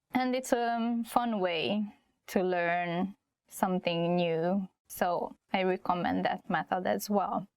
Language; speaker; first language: English; non-native, fluent; Hungarian